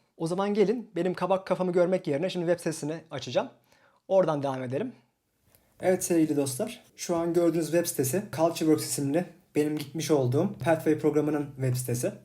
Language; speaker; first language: Turkish; native; Turkish